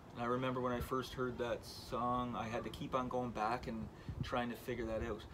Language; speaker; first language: English; native; English